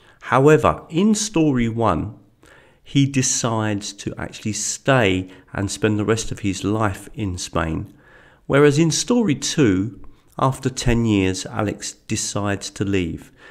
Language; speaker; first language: English; native; English